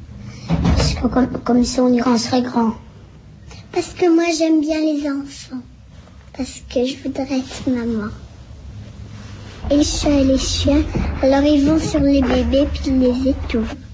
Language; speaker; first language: French; early bilingual, other home language; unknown